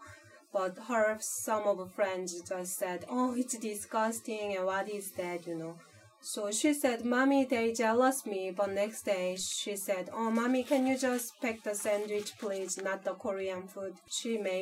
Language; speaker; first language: English; non-native, fluent; Korean